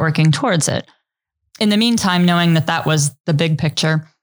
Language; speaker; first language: English; native; English